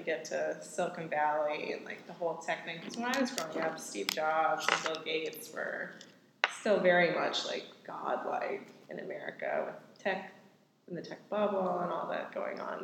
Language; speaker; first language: English; native; English